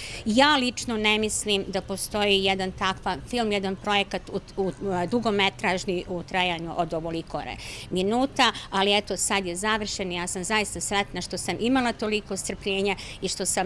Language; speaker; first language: Bosnian; native; Bosnian